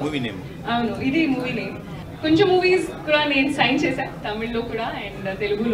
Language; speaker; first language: Telugu; non-native, local second language; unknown